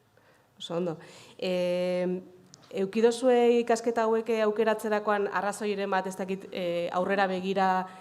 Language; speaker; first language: Basque; native; Basque